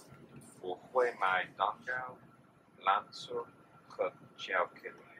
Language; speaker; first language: Chinese; non-native, learner; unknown